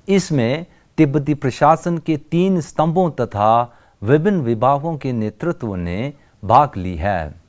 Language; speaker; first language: Hindi; non-native, local second language; Tibetan